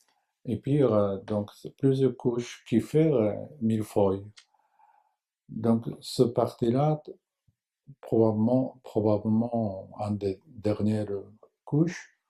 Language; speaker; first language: French; non-native, fluent; Japanese